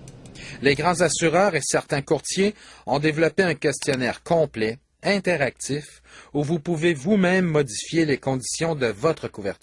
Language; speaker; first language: French; native; French